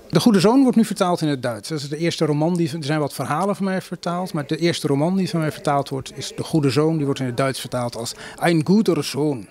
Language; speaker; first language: Dutch; native; Dutch